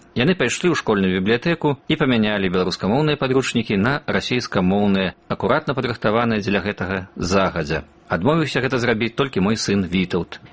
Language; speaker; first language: Belarusian; native; Belarusian